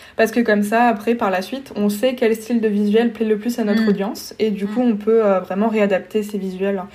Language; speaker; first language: French; native; French